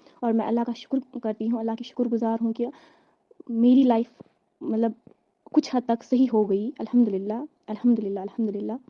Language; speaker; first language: Urdu; native; Urdu